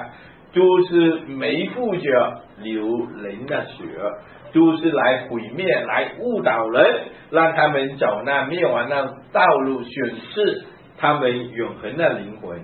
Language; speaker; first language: Chinese; native; Chinese